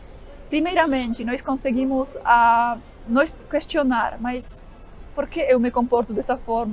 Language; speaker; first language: Portuguese; non-native, fluent; Polish